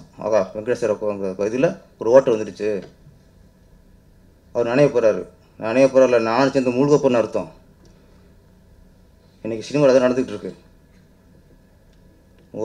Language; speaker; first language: Tamil; native; Tamil